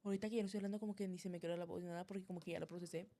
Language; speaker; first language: Spanish; early bilingual, heritage; Spanish